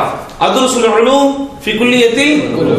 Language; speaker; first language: Arabic; non-native, fluent; Tamil